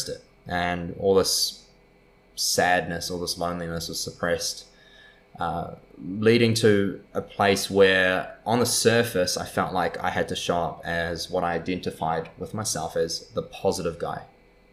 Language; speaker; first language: English; native; English